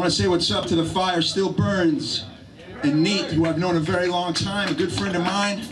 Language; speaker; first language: English; native; English